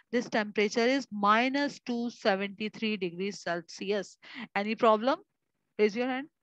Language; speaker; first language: English; non-native, local second language; Urdu